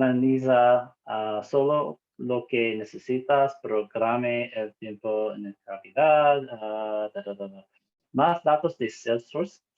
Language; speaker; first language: Spanish; non-native, learner; English